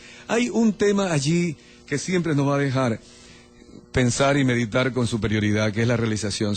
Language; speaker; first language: Spanish; native; Spanish